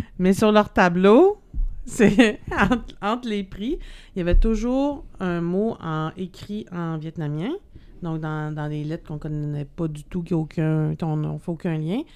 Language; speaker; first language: French; native; French